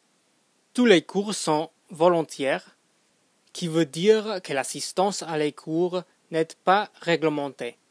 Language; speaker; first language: French; non-native, fluent; English